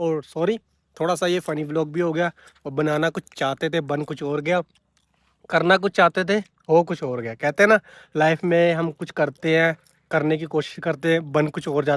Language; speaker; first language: Hindi; non-native, local second language; Punjabi